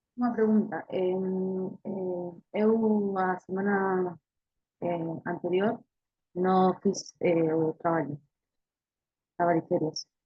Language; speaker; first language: Portuguese; non-native, learner; Spanish